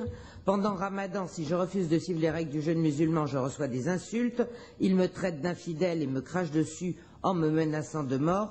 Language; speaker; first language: French; native; French